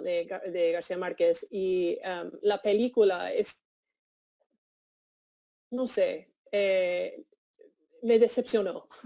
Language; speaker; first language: Spanish; non-native, fluent; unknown